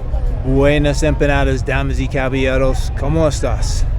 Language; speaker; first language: Spanish; non-native, learner; English